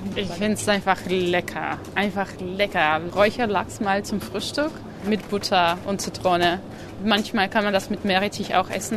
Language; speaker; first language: German; non-native, fluent; Belarusian